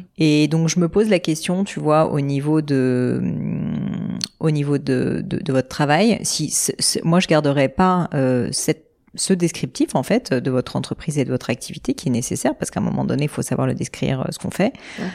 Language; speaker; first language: French; native; French